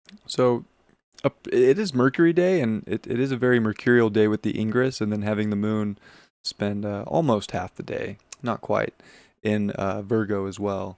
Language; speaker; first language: English; native; English